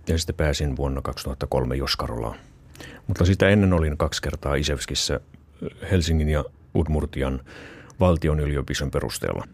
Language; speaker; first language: Finnish; native; Finnish